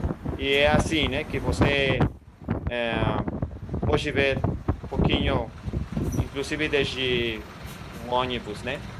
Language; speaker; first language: Portuguese; non-native, fluent; Spanish